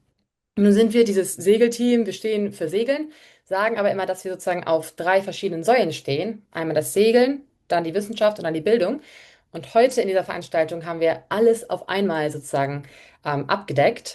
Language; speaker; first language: German; native; German